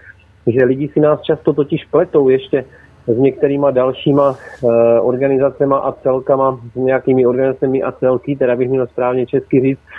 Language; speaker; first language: Czech; native; Czech